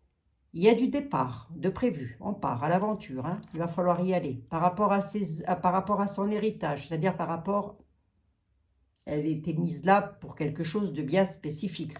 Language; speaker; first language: French; native; French